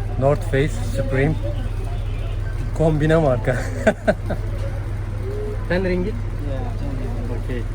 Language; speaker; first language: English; non-native, learner; Turkish